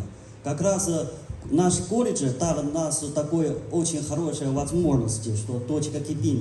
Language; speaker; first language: Russian; non-native, learner; Chinese